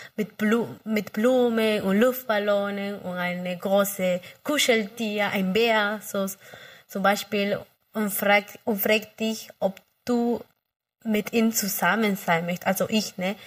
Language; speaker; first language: German; non-native, fluent; Spanish